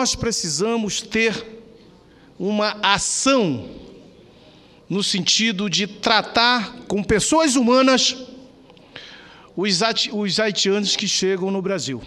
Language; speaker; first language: Portuguese; native; Portuguese